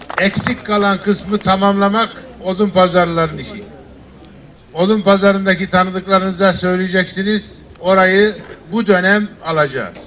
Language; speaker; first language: Turkish; native; Turkish